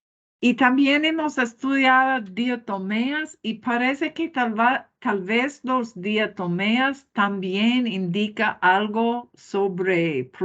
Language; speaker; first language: Spanish; non-native, fluent; English